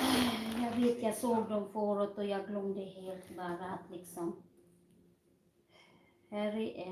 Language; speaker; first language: Swedish; non-native, fluent; Filipino